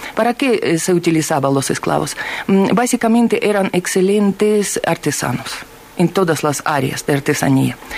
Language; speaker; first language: Spanish; non-native, fluent; Russian